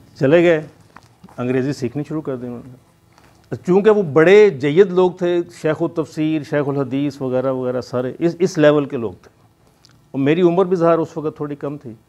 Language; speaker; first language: Urdu; non-native, local second language; Punjabi